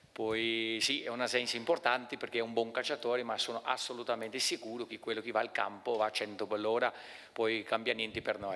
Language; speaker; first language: Italian; non-native, fluent; Portuguese